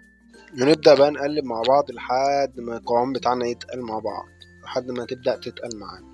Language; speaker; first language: Arabic; native; Arabic